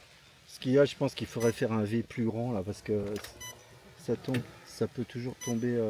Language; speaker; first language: French; native; French